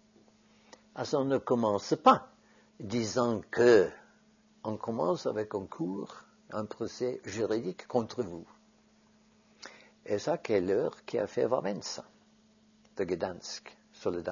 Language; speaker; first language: French; non-native, fluent; Norwegian